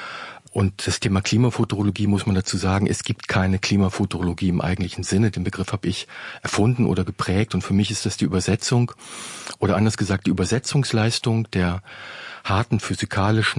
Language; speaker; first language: German; native; German